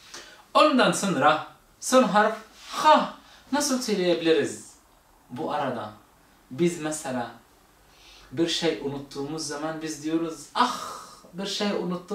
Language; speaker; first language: Turkish; non-native, fluent; Arabic